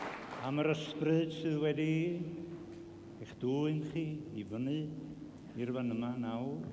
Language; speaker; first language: Welsh; native; Welsh